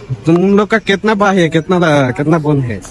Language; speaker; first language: Hindi; non-native, learner; Bangla